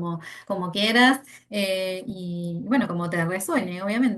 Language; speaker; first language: Spanish; native; Spanish